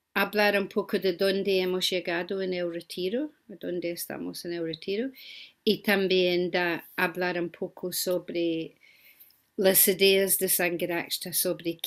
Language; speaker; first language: Spanish; non-native, fluent; English